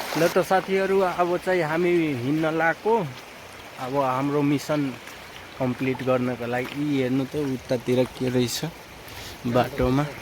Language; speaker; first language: Nepali; non-native, local second language; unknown